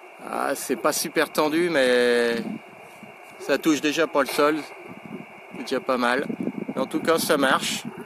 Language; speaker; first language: French; native; French